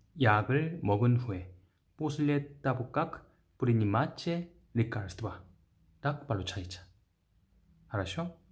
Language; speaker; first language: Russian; non-native, learner; Korean